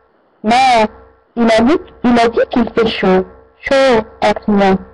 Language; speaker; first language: French; non-native, learner; Arabic